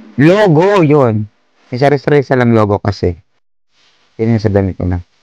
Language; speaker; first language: Filipino; non-native, local second language; Cebuano